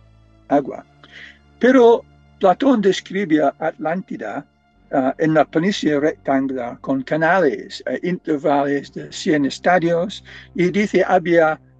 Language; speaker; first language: Spanish; non-native, fluent; English